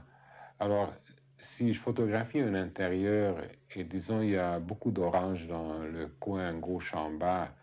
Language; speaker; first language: French; non-native, fluent; Hungarian